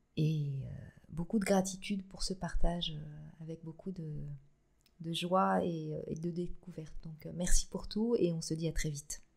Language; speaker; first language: French; native; French